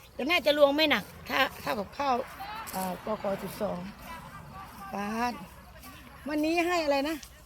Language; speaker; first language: Thai; native; Thai